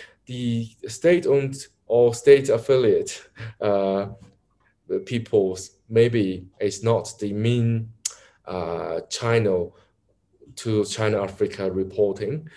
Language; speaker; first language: English; non-native, learner; Chinese